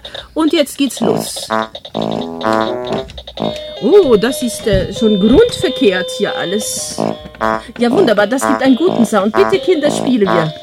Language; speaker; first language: German; native; German